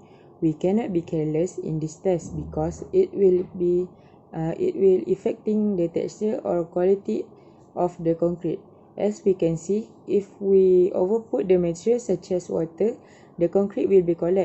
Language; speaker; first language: English; non-native, learner; Malay